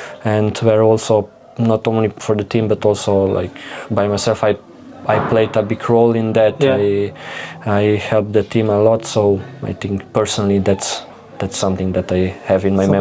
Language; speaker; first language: English; non-native, fluent; Slovenian